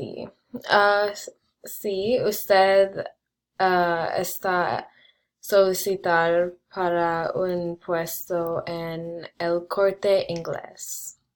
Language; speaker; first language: Spanish; non-native, learner; English